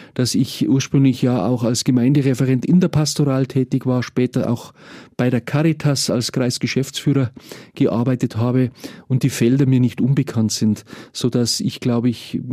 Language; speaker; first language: German; native; German